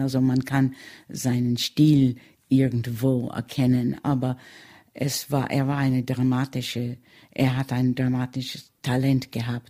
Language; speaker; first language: German; early bilingual, heritage; German